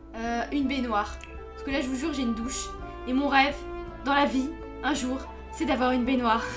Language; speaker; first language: French; native; French